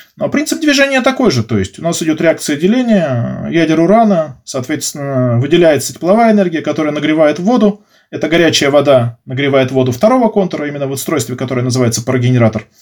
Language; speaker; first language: Russian; native; Russian